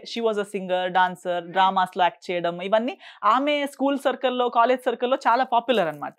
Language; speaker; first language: Telugu; non-native, fluent; Konkani